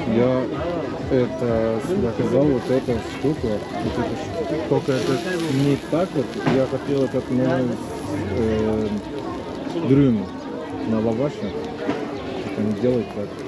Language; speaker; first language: Russian; non-native, learner; Turkish